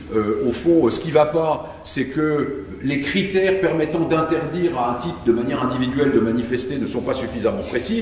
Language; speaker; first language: French; native; French